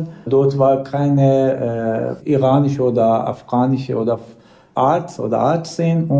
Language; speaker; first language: German; non-native, learner; Persian